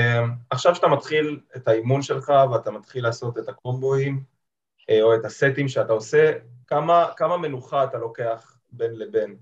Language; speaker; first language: Hebrew; native; Hebrew